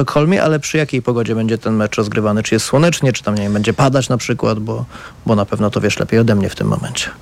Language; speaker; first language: Polish; native; Polish